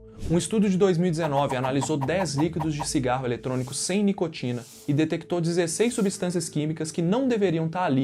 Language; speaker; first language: Portuguese; native; Portuguese